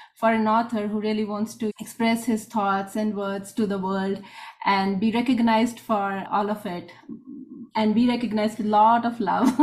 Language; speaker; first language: English; non-native, local second language; Hindi